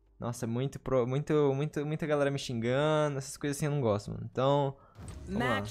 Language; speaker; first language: Portuguese; native; Portuguese